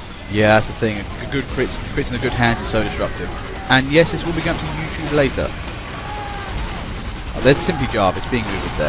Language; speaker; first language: English; native; English